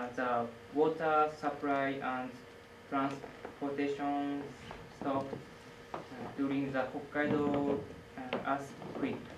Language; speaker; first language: English; non-native, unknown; Japanese